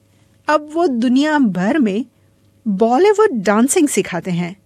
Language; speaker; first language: Hindi; native; Hindi